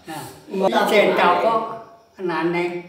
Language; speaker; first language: Chinese; non-native, local second language; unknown